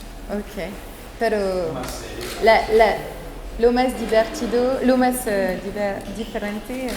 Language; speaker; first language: Spanish; non-native, fluent; French